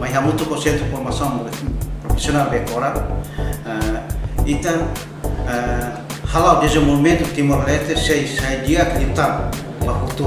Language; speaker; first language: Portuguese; non-native, local second language; Tetum